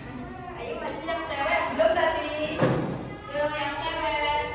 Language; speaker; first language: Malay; non-native, local second language; Javanese